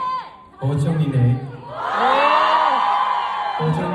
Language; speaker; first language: Chinese; non-native, learner; Korean